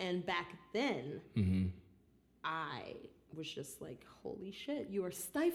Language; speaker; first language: English; early bilingual, other home language; Haitian Creole